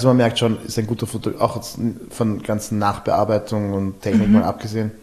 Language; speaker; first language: German; native; German